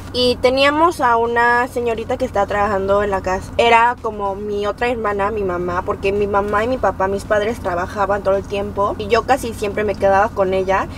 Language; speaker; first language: Spanish; early bilingual, other home language; Korean